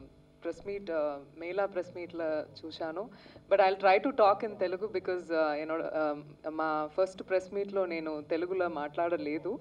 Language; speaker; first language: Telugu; non-native, learner; Tamil